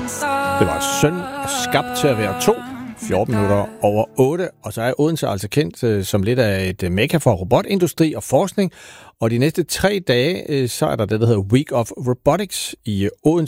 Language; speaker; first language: Danish; native; Danish